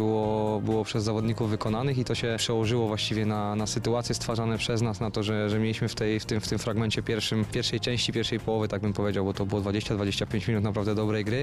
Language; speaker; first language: Polish; native; Polish